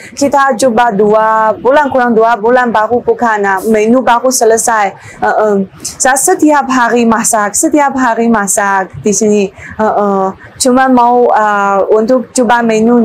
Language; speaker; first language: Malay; non-native, learner; Chinese